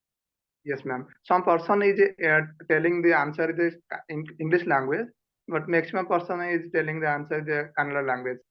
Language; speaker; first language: English; non-native, learner; Odia